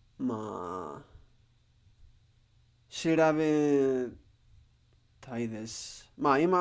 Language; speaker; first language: Japanese; non-native, learner; Spanish